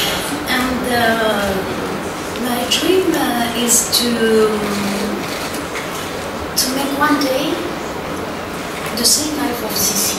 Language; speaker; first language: English; non-native, learner; French